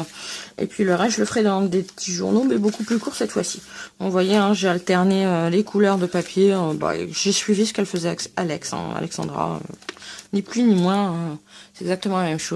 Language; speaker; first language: French; native; French